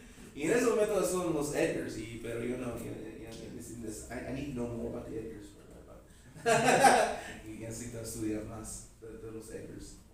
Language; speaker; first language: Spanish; non-native, learner; English